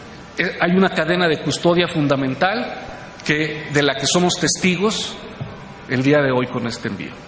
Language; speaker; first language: Spanish; native; Spanish